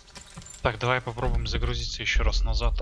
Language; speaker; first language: Russian; native; Russian